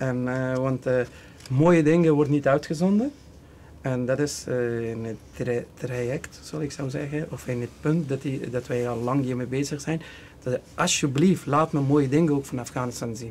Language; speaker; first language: Dutch; non-native, learner; Persian